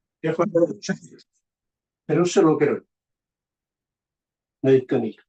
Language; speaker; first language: Welsh; native; Welsh